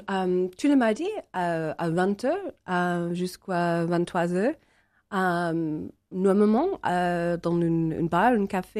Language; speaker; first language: French; non-native, learner; English